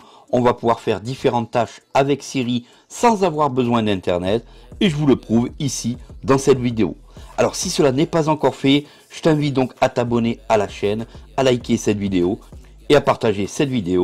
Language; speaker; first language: French; native; French